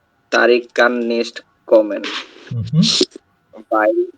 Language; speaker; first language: German; non-native, learner; Bangla